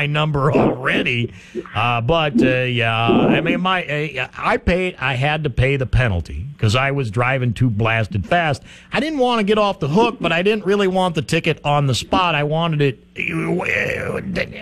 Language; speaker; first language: English; native; English